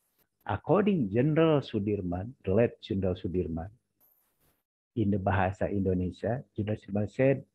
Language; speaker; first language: English; non-native, learner; Indonesian